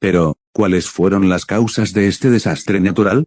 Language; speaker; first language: Spanish; native; Spanish